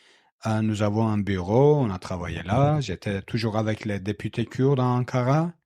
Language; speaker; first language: French; non-native, learner; Kurdish